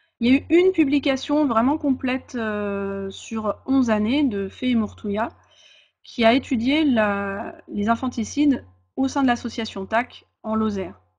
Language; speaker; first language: French; native; French